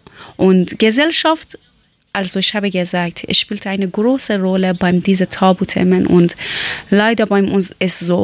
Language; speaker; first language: German; non-native, learner; Persian